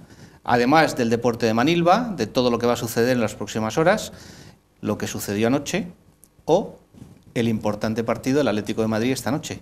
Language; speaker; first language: Spanish; native; Spanish